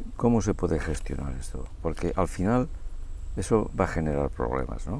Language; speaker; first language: Spanish; non-native, local second language; Catalan